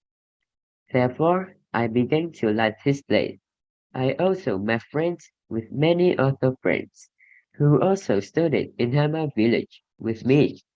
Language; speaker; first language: English; non-native, learner; Vietnamese